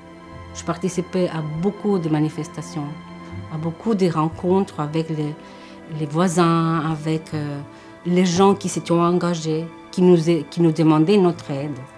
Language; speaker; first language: French; non-native, fluent; Spanish